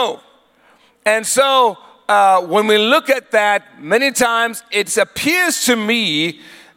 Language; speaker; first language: English; non-native, local second language; Swati